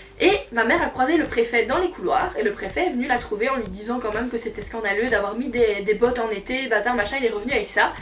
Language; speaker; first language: French; native; French